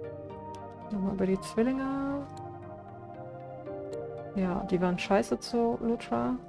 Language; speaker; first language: German; native; German